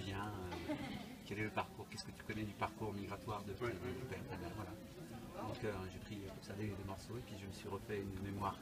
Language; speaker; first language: French; native; French